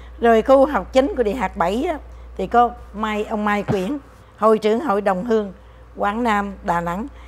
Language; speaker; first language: Vietnamese; native; Vietnamese